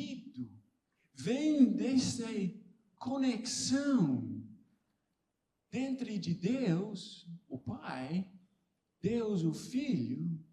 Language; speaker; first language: Portuguese; non-native, fluent; English